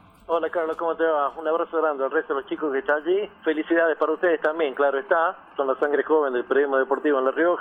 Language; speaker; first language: Spanish; native; Spanish